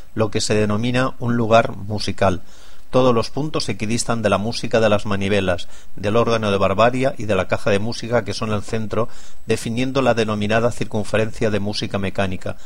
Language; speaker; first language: Spanish; non-native, local second language; Catalan